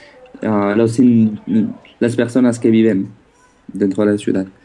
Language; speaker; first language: Spanish; non-native, fluent; French